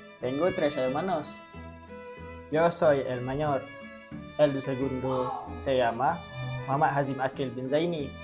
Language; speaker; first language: Spanish; non-native, learner; Malay